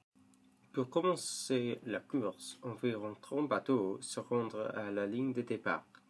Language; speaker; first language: French; non-native, learner; English